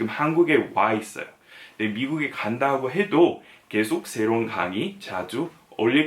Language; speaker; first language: Korean; non-native, fluent; English